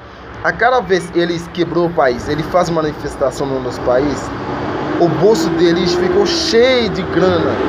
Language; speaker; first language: Portuguese; non-native, learner; Haitian Creole